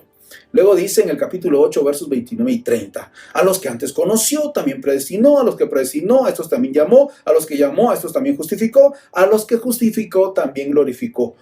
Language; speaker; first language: Spanish; native; Spanish